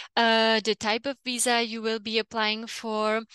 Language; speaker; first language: English; non-native, fluent; Czech